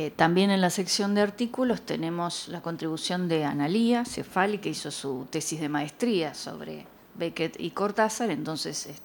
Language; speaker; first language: Spanish; native; Spanish